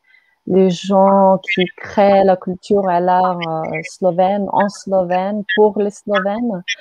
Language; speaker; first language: French; non-native, fluent; Slovenian